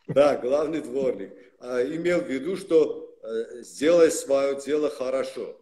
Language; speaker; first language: Russian; non-native, local second language; Armenian